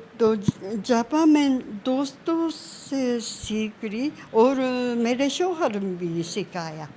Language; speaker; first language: Urdu; non-native, learner; Japanese